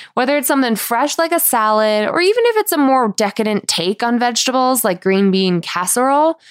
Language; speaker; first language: English; native; English